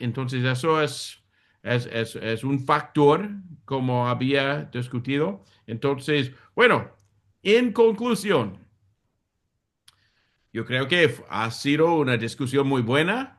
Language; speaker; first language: Spanish; non-native, fluent; English